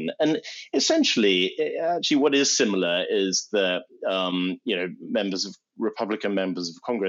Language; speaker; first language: English; native; English